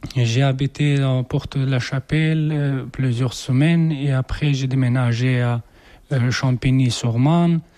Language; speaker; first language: French; non-native, learner; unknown